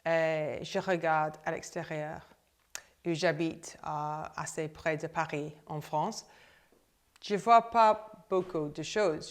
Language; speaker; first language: French; non-native, fluent; English